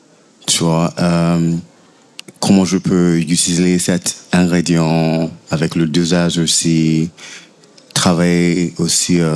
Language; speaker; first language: French; non-native, fluent; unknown